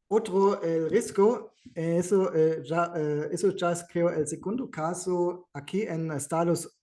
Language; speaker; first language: Spanish; non-native, fluent; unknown